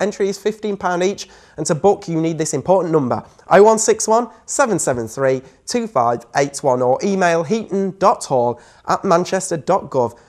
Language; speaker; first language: English; native; English